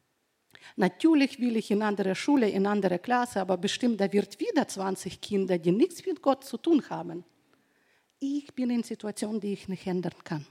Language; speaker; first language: German; non-native, fluent; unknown